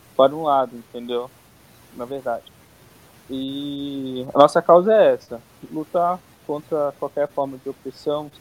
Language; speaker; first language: Portuguese; native; Portuguese